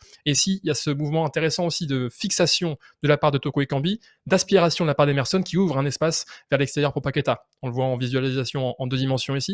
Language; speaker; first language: French; native; French